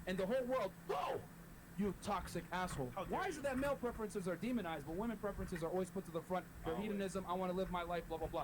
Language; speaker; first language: English; native; English